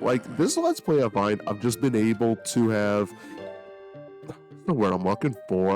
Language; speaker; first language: English; native; English